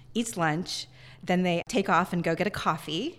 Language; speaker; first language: English; native; English